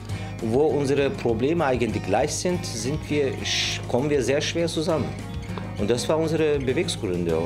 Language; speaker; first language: German; non-native, fluent; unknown